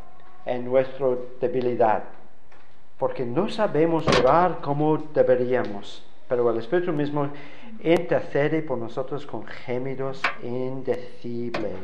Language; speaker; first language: Spanish; non-native, fluent; English